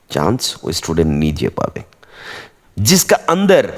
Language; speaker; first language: Hindi; non-native, local second language; Bangla